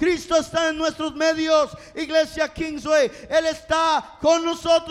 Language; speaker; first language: Spanish; non-native, fluent; English